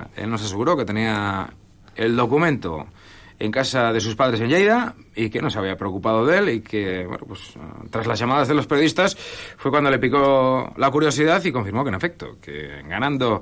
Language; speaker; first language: Spanish; native; Spanish